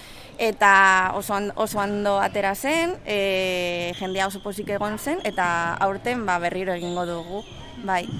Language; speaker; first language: Basque; non-native, local second language; Spanish